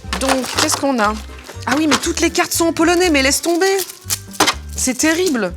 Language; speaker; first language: French; early bilingual, other home language; Polish